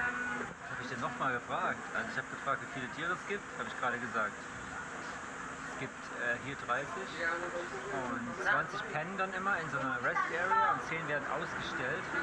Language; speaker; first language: German; native; German